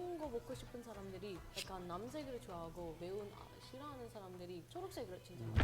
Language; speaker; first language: Korean; non-native, fluent; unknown